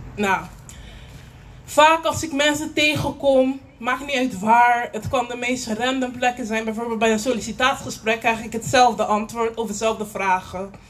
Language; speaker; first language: Dutch; native; Dutch